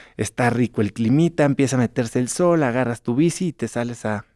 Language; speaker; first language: Spanish; native; Spanish